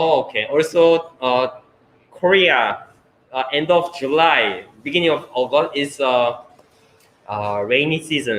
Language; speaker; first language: English; non-native, learner; Korean